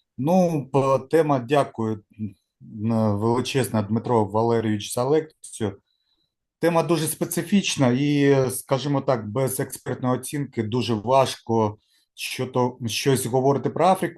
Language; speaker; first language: Ukrainian; non-native, local second language; Russian